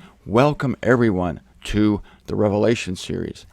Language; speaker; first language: English; native; English